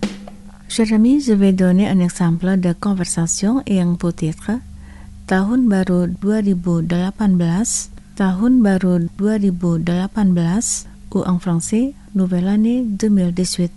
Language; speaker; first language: French; non-native, fluent; Indonesian